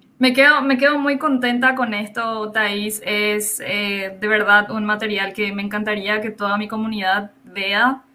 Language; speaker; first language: Spanish; native; Spanish